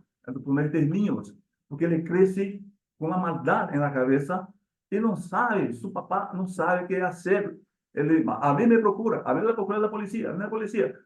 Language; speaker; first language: Spanish; non-native, learner; Portuguese